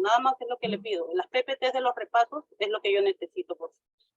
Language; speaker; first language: Spanish; native; Spanish